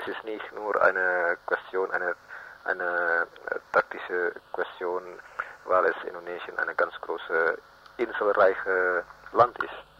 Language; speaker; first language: German; non-native, learner; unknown